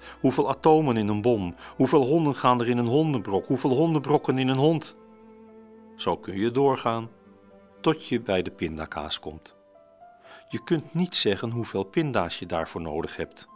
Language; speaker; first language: Dutch; native; Dutch